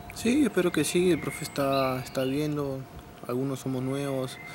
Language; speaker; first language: Spanish; native; Spanish